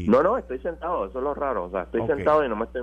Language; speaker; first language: Spanish; native; Spanish